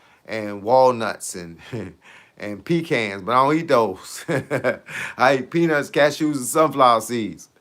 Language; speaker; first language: English; native; English